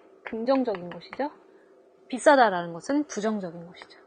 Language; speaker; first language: Korean; native; Korean